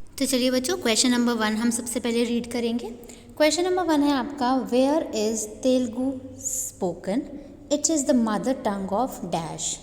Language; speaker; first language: Hindi; native; Hindi